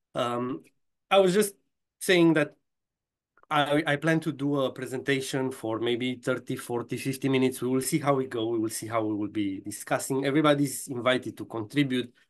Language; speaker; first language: English; non-native, fluent; Romanian